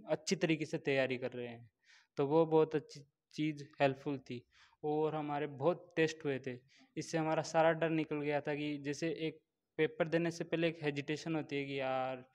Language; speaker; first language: Hindi; native; Hindi